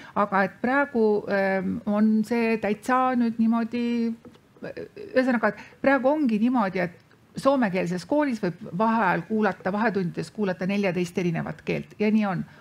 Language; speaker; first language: Estonian; non-native, fluent; Lithuanian